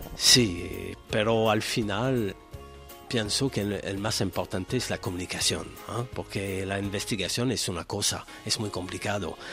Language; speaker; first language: Spanish; non-native, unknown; French